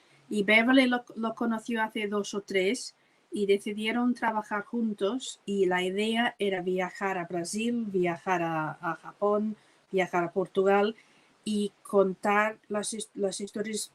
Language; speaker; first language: Spanish; non-native, fluent; English